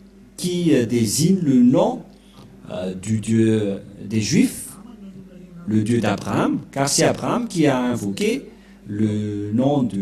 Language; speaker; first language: French; non-native, local second language; Malagasy